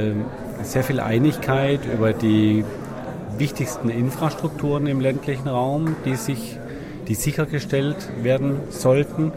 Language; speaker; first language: German; native; German